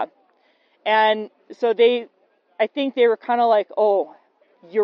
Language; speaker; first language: English; native; English